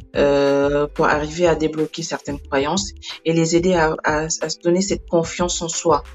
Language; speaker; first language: French; non-native, local second language; Wolof